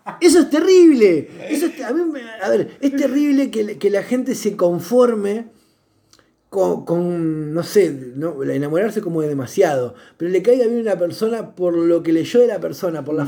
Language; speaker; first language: Spanish; native; Spanish